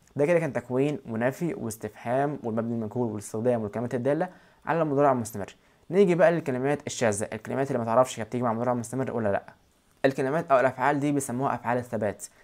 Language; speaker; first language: Arabic; native; Arabic